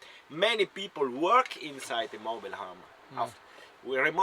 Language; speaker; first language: English; non-native, learner; German